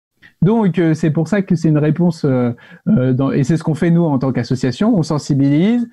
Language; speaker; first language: French; native; French